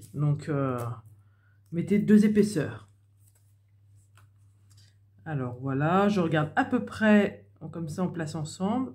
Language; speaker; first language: French; native; French